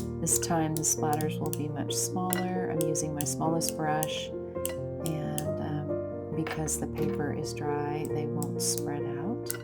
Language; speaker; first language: English; native; English